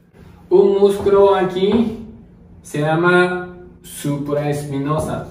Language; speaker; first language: Spanish; non-native, learner; Japanese